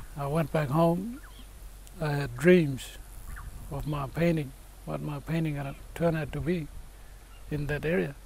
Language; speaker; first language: English; native; English